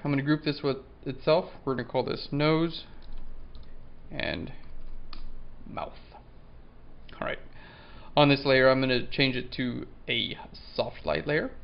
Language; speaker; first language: English; native; English